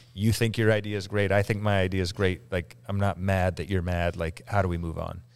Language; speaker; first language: English; native; English